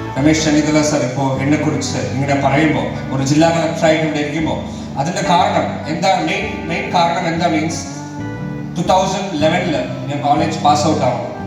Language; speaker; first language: Malayalam; non-native, local second language; Tamil